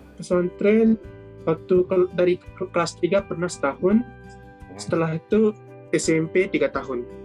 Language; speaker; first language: Indonesian; early bilingual, other home language; Japanese